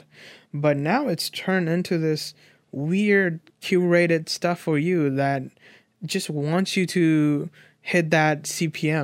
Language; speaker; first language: English; non-native, local second language; Nepali